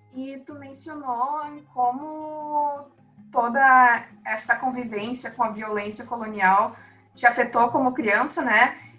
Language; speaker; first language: Portuguese; native; Portuguese